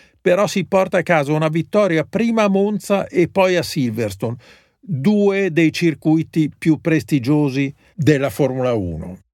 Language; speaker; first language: Italian; native; Italian